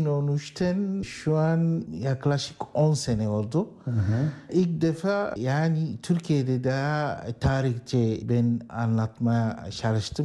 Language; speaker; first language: Turkish; non-native, learner; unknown